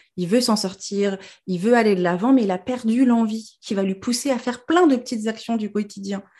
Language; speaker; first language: French; native; French